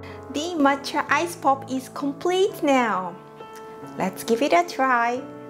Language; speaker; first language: English; non-native, fluent; Japanese